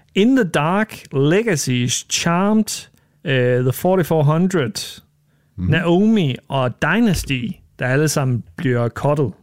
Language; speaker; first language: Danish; native; Danish